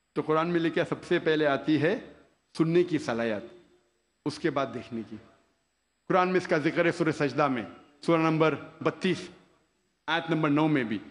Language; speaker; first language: Hindi; non-native, local second language; Konkani